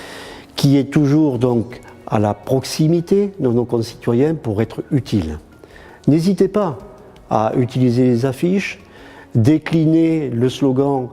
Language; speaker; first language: French; native; French